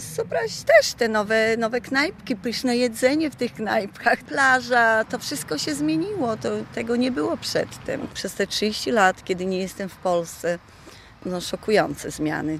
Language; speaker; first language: Polish; native; Polish